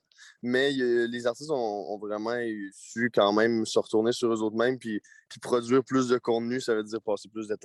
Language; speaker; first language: French; native; French